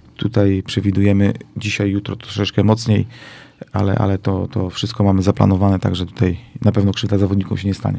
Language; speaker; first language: Polish; native; Polish